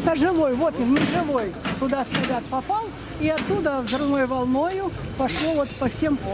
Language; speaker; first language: Russian; native; Russian